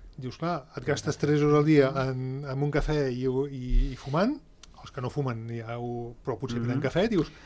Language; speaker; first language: Catalan; native; Catalan